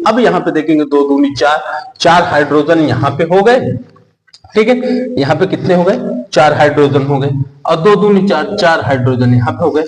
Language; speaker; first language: Hindi; native; Hindi